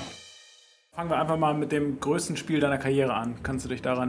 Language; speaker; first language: German; native; German